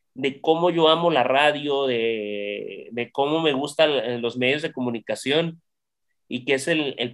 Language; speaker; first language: Spanish; native; Spanish